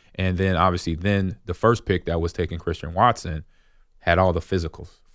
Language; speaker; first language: English; native; English